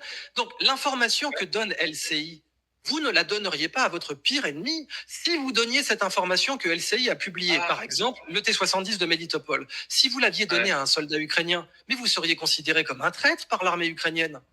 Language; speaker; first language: French; native; French